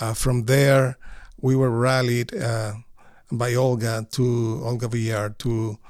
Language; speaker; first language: English; non-native, fluent; Spanish